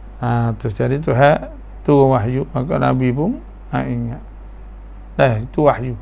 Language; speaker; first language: Malay; native; Malay